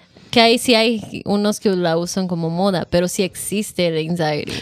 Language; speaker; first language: Spanish; early bilingual, heritage; Spanish